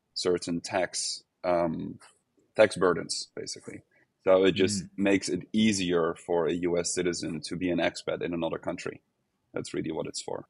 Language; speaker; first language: English; non-native, fluent; Dutch